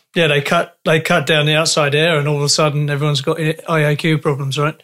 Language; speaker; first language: English; native; English